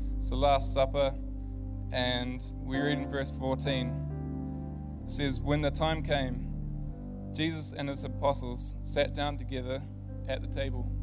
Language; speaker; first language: English; native; English